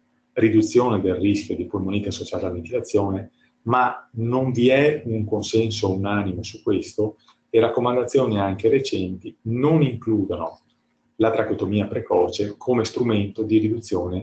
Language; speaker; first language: Italian; native; Italian